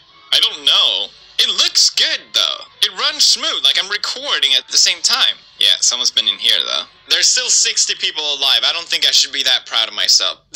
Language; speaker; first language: English; native; English